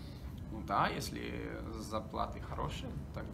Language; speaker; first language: Russian; non-native, learner; English